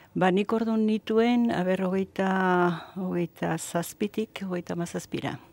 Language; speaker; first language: Basque; native; Basque